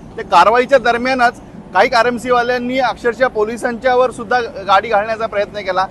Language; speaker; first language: Marathi; native; Marathi